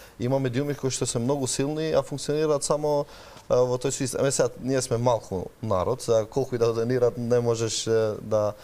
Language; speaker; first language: Macedonian; non-native, local second language; Albanian